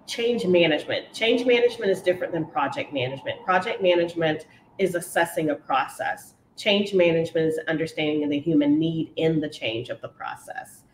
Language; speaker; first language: English; native; English